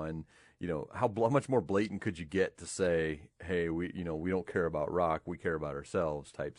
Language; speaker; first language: English; native; English